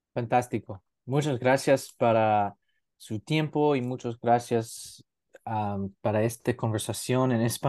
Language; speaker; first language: Spanish; non-native, learner; English